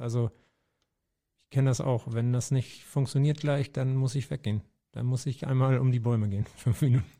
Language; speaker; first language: German; native; German